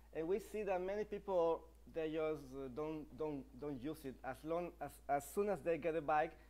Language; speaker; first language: English; non-native, fluent; Spanish